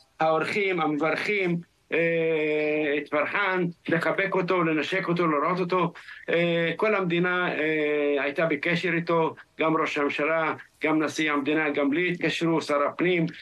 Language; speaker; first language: Hebrew; non-native, local second language; Arabic